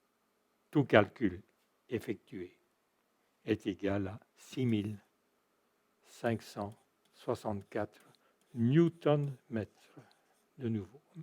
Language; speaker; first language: French; native; French